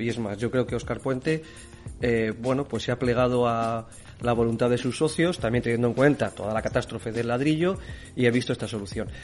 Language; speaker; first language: Spanish; native; Spanish